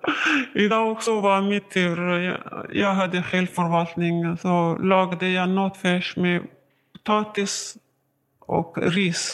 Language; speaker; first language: Swedish; non-native, learner; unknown